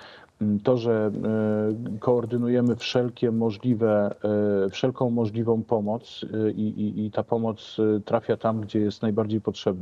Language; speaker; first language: Polish; native; Polish